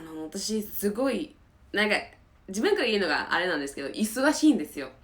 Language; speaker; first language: Japanese; non-native, fluent; English